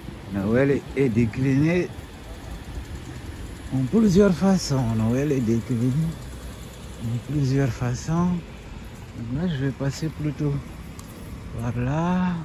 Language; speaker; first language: French; non-native, fluent; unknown